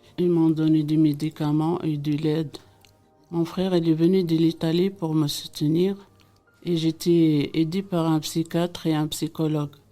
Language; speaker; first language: French; non-native, local second language; Arabic